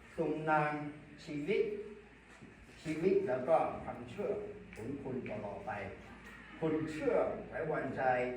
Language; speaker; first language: Thai; non-native, local second language; Akha